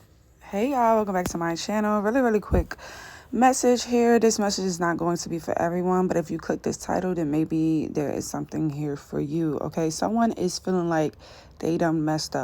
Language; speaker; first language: English; native; English